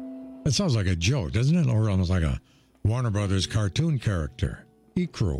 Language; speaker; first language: English; native; English